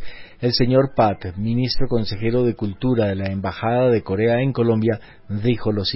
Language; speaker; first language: Spanish; native; Spanish